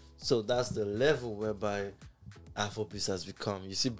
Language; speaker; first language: English; non-native, local second language; Igbo